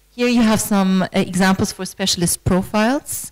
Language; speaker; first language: English; non-native, fluent; German